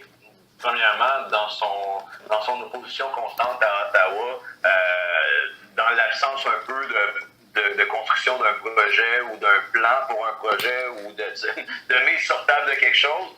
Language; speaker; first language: French; native; French